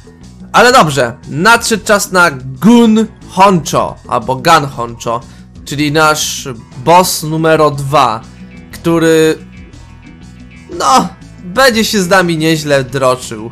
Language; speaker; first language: Polish; native; Polish